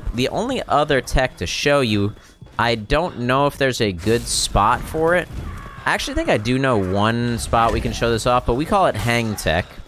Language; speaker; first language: English; native; English